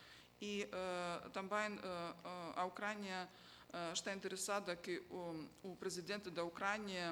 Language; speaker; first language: Portuguese; non-native, fluent; Ukrainian